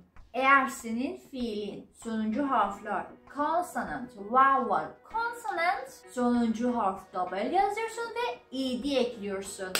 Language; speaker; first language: Turkish; non-native, fluent; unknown